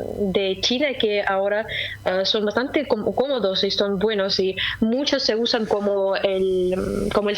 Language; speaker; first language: Spanish; non-native, fluent; Russian